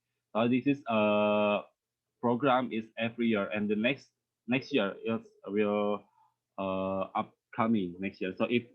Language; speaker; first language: English; non-native, learner; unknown